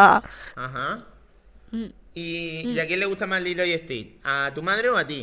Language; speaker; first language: Spanish; native; Spanish